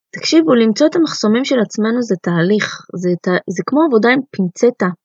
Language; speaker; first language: Hebrew; early bilingual, other home language; Russian